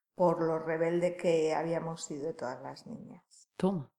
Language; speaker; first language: Spanish; native; Spanish